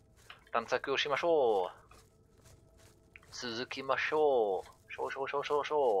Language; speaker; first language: Japanese; non-native, learner; French